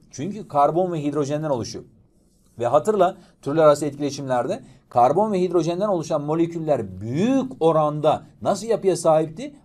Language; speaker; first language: Turkish; native; Turkish